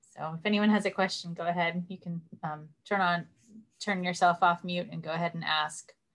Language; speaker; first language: English; native; English